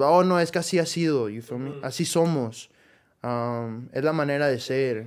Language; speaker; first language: Spanish; early bilingual, heritage; Spanish